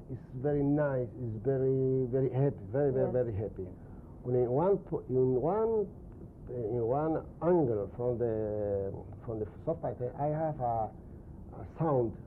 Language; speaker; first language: English; non-native, learner; Spanish